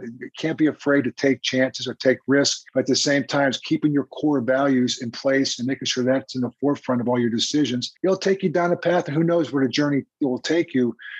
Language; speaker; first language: English; native; English